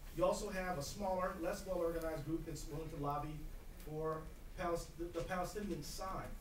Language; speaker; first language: English; native; English